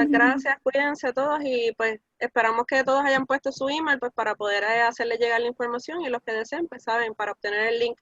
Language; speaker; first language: Spanish; native; Spanish